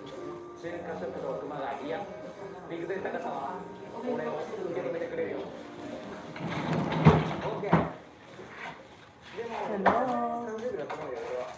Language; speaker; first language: Japanese; native; Japanese